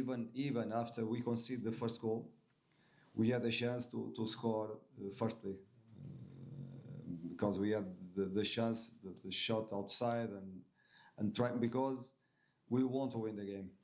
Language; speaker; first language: English; non-native, fluent; Portuguese